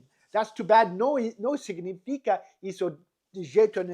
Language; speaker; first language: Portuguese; non-native, fluent; English